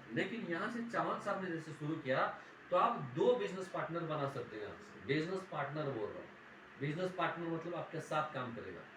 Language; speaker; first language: Hindi; non-native, local second language; Marathi